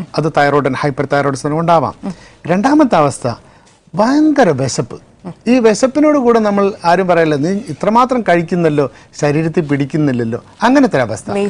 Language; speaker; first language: Malayalam; native; Malayalam